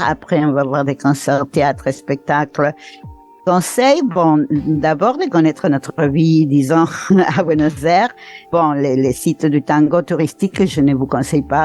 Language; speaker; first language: French; non-native, fluent; Spanish